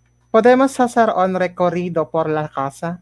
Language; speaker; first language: Spanish; non-native, learner; Filipino